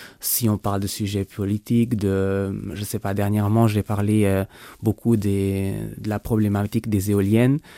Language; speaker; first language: French; non-native, local second language; Luxembourgish